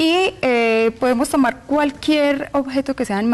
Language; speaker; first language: Spanish; native; Spanish